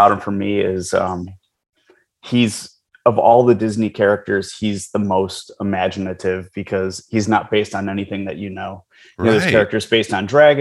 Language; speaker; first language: English; native; English